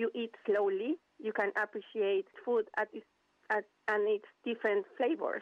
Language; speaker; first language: English; non-native, fluent; Spanish